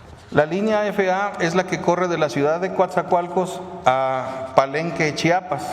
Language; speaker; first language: Spanish; native; Spanish